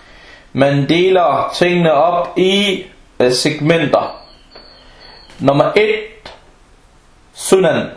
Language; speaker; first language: Danish; non-native, fluent; Arabic